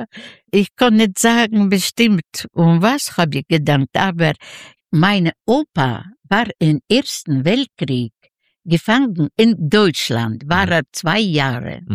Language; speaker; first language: German; non-native, learner; Yiddish